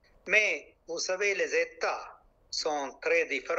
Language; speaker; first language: French; non-native, local second language; Malayalam